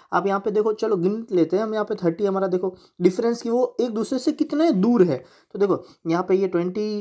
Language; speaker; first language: Hindi; non-native, local second language; Gujarati